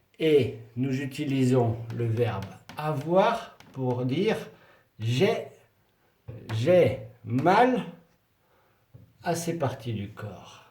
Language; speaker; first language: French; non-native, fluent; Spanish